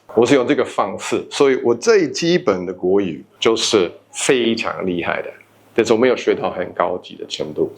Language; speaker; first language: Chinese; non-native, fluent; English